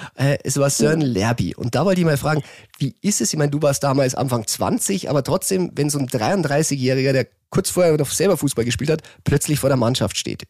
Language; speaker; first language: German; native; German